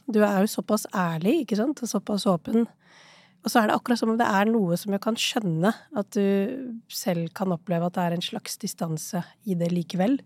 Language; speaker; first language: Norwegian; early bilingual, other home language; Urdu